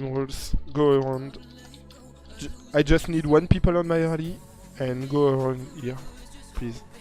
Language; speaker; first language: English; non-native, learner; French